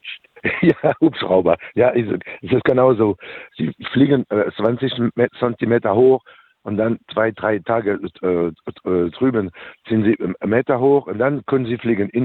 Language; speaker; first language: German; non-native, learner; French